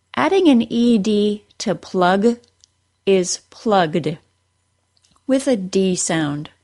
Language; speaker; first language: English; native; English